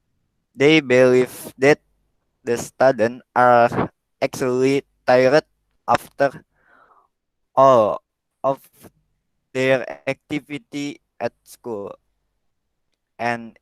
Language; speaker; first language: English; non-native, learner; Indonesian